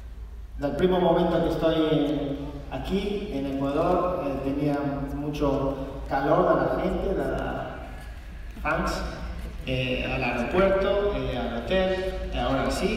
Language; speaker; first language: Spanish; non-native, learner; Italian